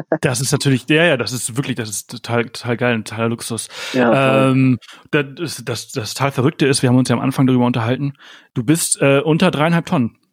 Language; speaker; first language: German; native; German